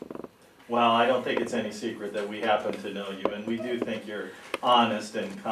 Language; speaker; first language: English; native; English